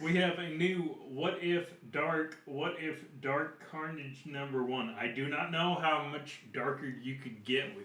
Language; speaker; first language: English; native; English